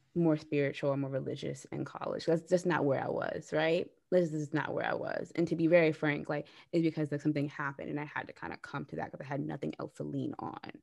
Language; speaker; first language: English; native; English